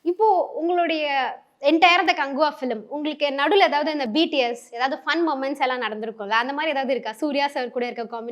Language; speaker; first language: Tamil; native; Tamil